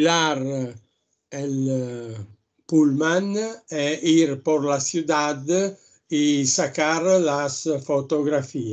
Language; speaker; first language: Spanish; non-native, learner; Italian